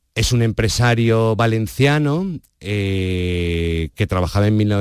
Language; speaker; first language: Spanish; native; Spanish